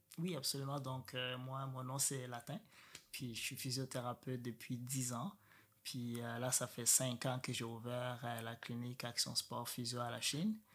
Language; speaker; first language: French; non-native, local second language; Rundi